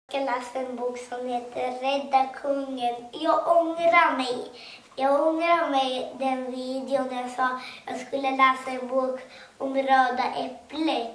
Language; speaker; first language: Swedish; early bilingual, other home language; Kurdish